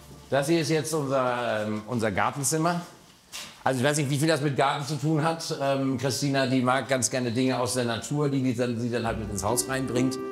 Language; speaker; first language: German; native; German